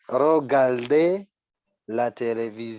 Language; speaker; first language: French; non-native, learner; Swahili